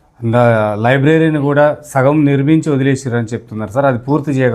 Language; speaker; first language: Telugu; native; Telugu